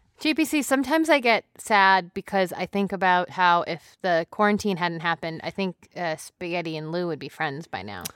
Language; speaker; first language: English; native; English